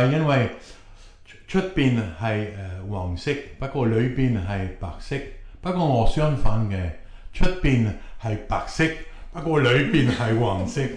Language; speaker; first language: Chinese; non-native, fluent; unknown